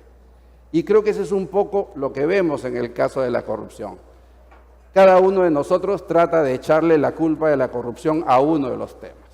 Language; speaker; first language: Spanish; native; Spanish